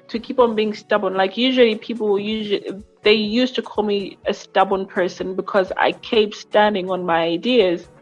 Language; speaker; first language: English; non-native, local second language; Nyanja